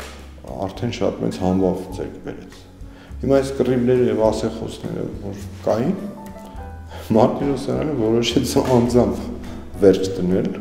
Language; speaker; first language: Armenian; native; Armenian